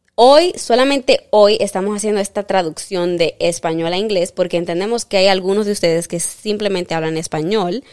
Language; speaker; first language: Spanish; early bilingual, heritage; Spanish